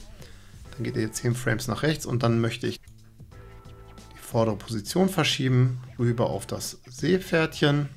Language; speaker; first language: German; native; German